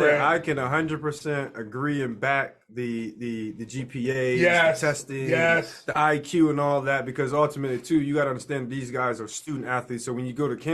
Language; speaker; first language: English; native; English